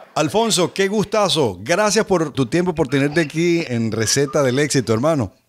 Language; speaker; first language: Spanish; native; Spanish